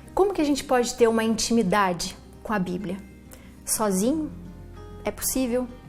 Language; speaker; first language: Portuguese; native; Portuguese